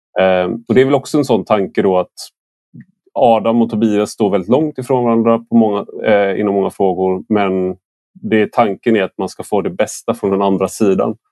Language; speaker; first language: Swedish; native; Swedish